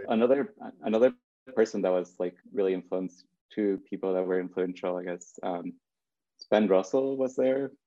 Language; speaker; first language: English; early bilingual, other home language; Spanish